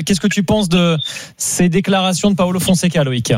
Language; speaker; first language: French; native; French